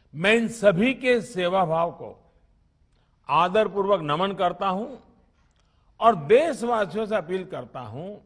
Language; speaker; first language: Hindi; non-native, local second language; Gujarati